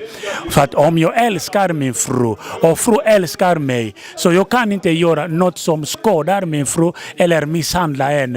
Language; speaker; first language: Swedish; non-native, fluent; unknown